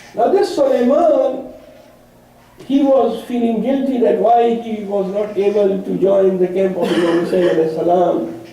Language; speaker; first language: English; non-native, local second language; Urdu